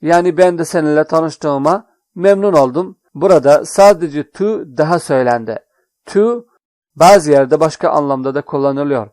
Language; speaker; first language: Turkish; non-native, fluent; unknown